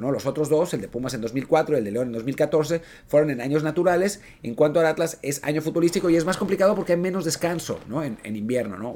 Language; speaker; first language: Spanish; native; Spanish